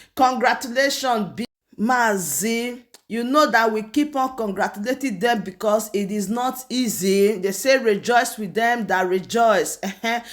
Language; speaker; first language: Nigerian Pidgin; non-native, local second language; Igbo